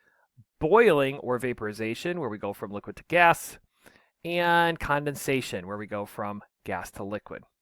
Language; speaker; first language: English; native; English